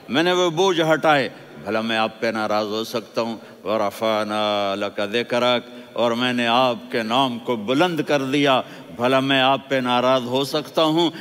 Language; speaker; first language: Urdu; non-native, local second language; Punjabi